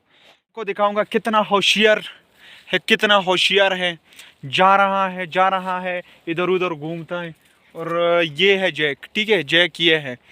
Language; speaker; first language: Hindi; non-native, local second language; Pashto